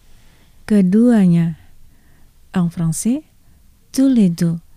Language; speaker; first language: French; non-native, fluent; Indonesian